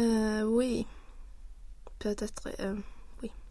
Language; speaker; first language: French; non-native, learner; Swedish